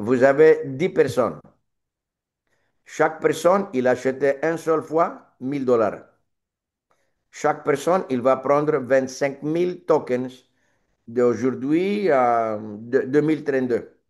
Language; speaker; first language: French; non-native, learner; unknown